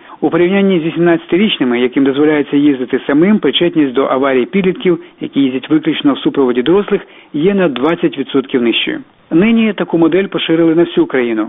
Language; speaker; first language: Ukrainian; native; Ukrainian